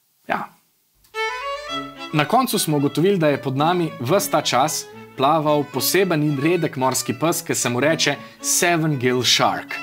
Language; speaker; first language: Slovenian; native; Slovenian